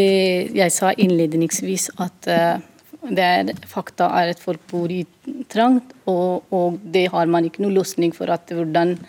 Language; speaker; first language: Norwegian; non-native, fluent; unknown